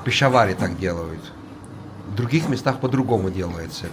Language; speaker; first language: Russian; non-native, fluent; Urdu